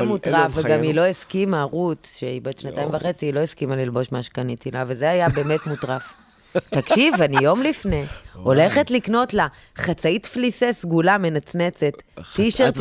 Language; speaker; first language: Hebrew; native; Hebrew